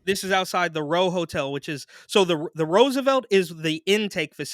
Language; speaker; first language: English; native; English